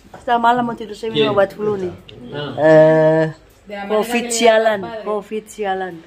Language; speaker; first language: Spanish; non-native, learner; Indonesian